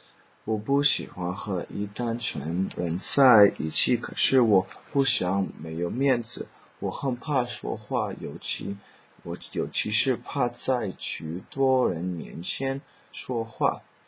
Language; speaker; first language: Chinese; non-native, learner; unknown